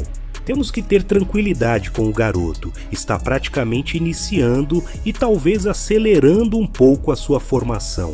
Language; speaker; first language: Portuguese; native; Portuguese